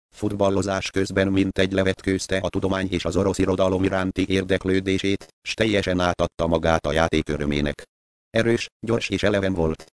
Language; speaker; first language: Hungarian; native; Hungarian